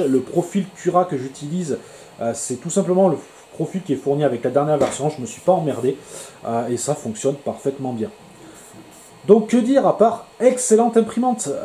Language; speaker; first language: French; native; French